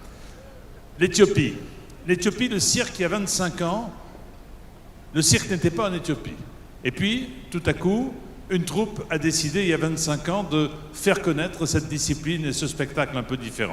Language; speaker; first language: French; native; French